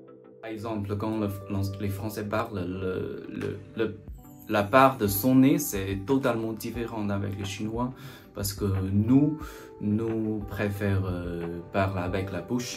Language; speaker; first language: French; non-native, learner; Chinese